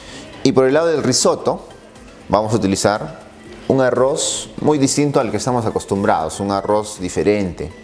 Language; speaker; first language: Spanish; native; Spanish